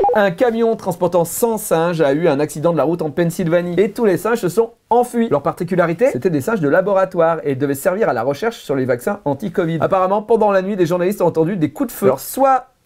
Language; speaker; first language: French; native; French